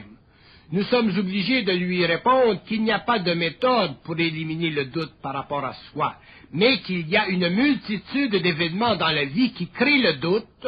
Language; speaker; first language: French; native; French